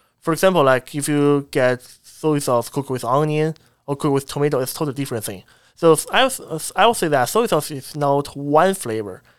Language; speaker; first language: English; non-native, fluent; Chinese